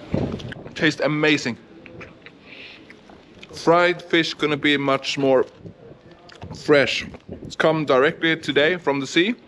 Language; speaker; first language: English; non-native, fluent; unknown